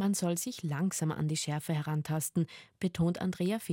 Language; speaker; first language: German; native; German